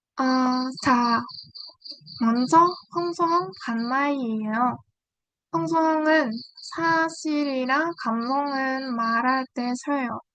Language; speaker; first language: Korean; non-native, learner; Vietnamese